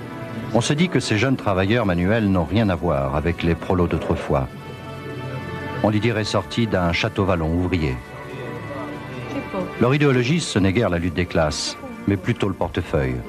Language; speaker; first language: French; native; French